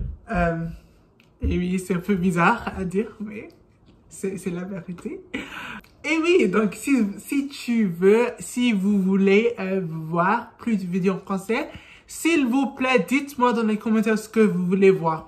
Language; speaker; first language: French; non-native, learner; English